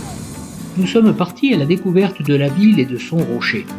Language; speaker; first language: French; native; French